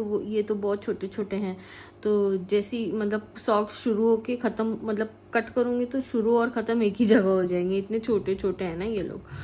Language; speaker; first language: Hindi; non-native, local second language; Malayalam